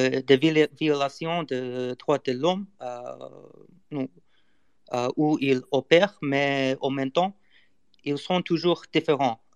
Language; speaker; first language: French; non-native, learner; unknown